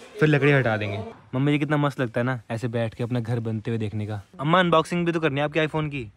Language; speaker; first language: Hindi; native; Hindi